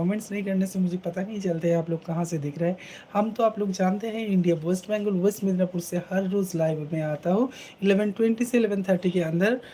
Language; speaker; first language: Hindi; non-native, local second language; Bangla